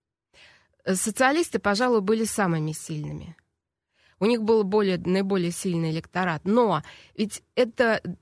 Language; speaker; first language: Russian; native; Russian